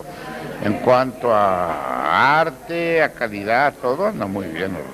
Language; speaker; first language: Spanish; native; Spanish